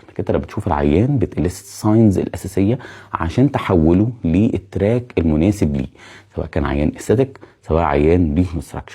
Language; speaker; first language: Arabic; native; Arabic